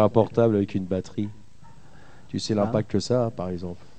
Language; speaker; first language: French; native; French